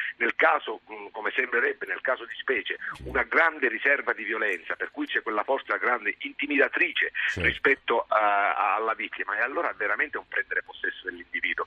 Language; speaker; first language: Italian; native; Italian